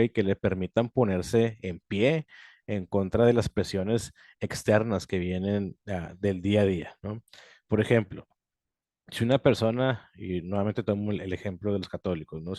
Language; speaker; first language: Spanish; native; Spanish